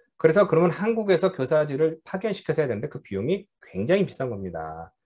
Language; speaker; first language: Korean; native; Korean